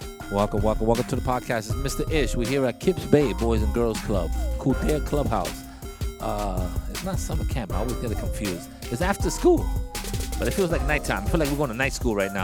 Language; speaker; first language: English; early bilingual, other home language; Spanish